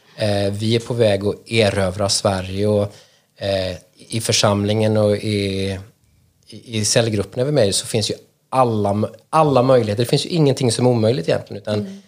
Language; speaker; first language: Swedish; native; Swedish